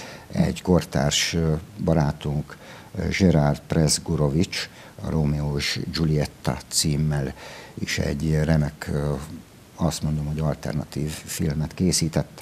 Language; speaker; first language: Hungarian; native; Hungarian